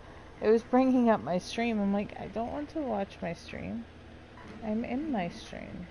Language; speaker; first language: English; native; English